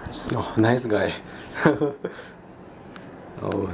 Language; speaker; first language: English; non-native, learner; Japanese